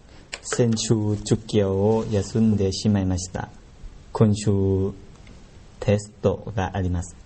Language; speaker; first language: Japanese; non-native, learner; Thai